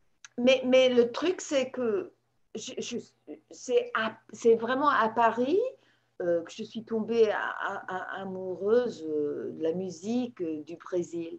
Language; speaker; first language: French; non-native, fluent; English